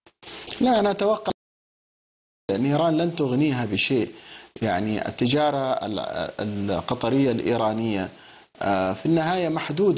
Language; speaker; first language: Arabic; native; Arabic